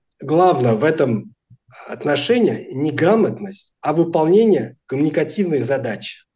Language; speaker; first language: Russian; non-native, fluent; Portuguese